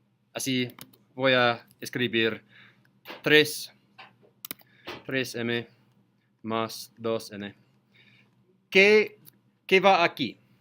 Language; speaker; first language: Spanish; non-native, learner; English